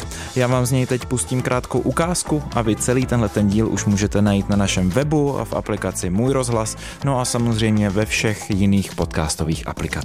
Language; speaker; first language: Czech; native; Czech